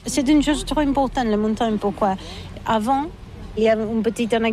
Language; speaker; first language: French; non-native, learner; Catalan